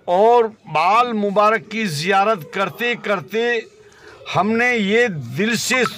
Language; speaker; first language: Hindi; non-native, local second language; Kachhi